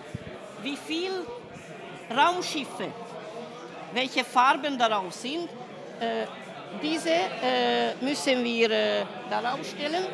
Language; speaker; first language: German; non-native, fluent; Hungarian